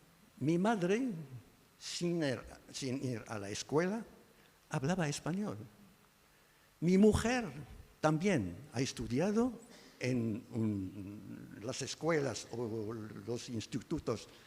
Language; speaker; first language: Spanish; non-native, fluent; Arabic